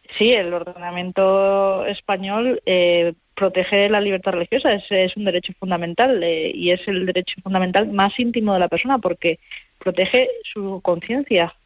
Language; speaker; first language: Spanish; native; Spanish